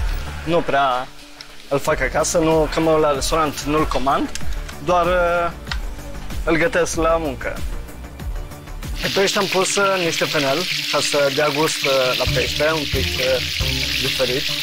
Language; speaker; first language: Romanian; early bilingual, heritage; Romanian